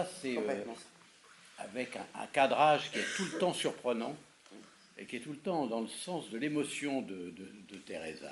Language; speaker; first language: French; native; French